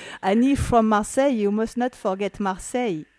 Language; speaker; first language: English; non-native, learner; French